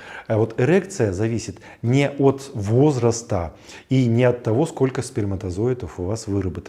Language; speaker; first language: Russian; native; Russian